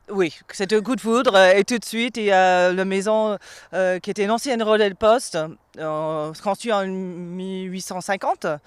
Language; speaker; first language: French; non-native, fluent; English